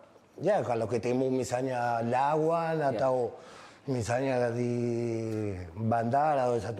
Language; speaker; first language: Indonesian; non-native, fluent; Spanish